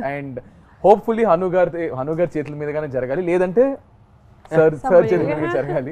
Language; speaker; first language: Telugu; native; Telugu